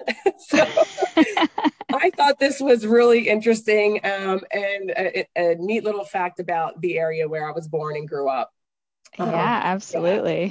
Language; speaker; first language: English; native; English